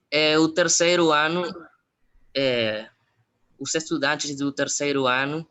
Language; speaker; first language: Portuguese; non-native, fluent; Spanish